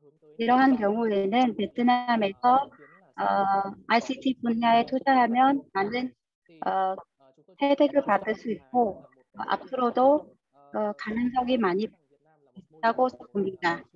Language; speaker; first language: Korean; non-native, fluent; Vietnamese